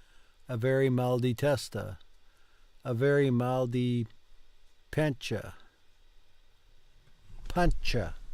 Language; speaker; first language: Italian; non-native, learner; English